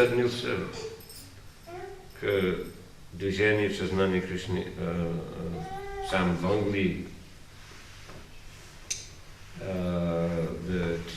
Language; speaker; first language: Russian; non-native, fluent; English